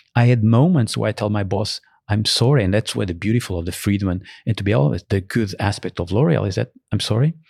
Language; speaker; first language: English; early bilingual, other home language; Portuguese